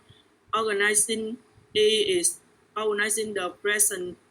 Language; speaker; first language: English; non-native, learner; Vietnamese